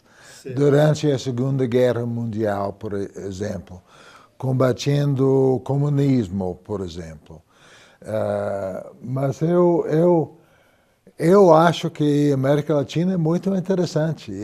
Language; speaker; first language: Portuguese; non-native, fluent; English